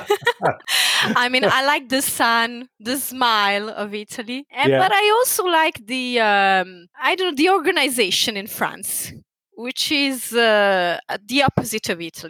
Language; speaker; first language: English; non-native, fluent; Italian